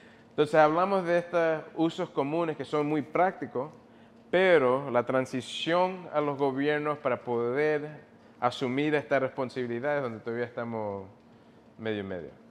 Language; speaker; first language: Spanish; early bilingual, heritage; Spanish